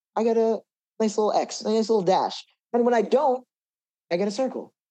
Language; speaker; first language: English; native; English